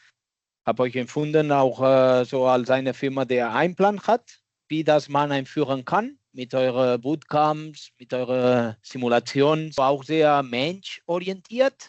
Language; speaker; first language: German; non-native, fluent; Catalan